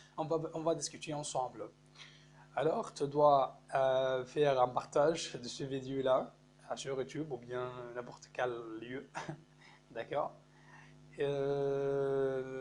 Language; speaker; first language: French; non-native, fluent; Arabic